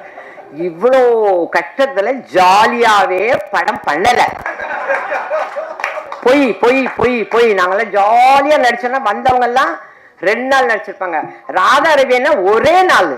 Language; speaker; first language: Tamil; native; Tamil